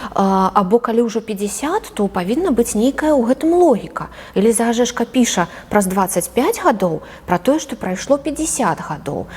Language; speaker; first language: Belarusian; native; Belarusian